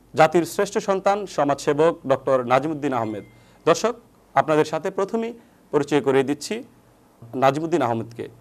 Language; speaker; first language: Bangla; native; Bangla